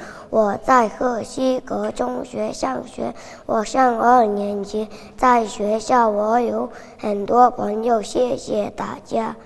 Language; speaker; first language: Chinese; non-native, learner; Mongolian